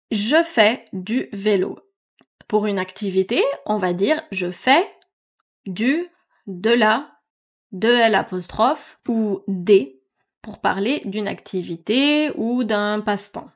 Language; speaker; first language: French; native; French